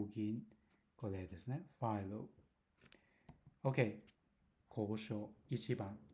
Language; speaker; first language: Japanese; non-native, learner; Cantonese